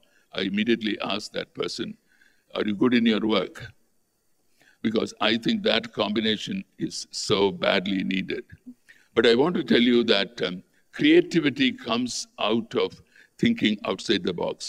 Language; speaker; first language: English; non-native, local second language; Tamil